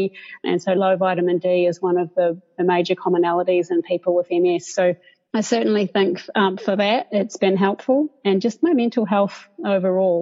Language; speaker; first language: English; native; English